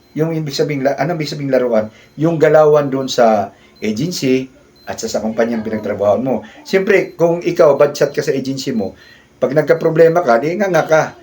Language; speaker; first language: Filipino; non-native, local second language; Cebuano